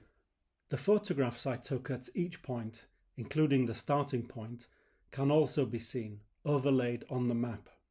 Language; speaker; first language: English; native; English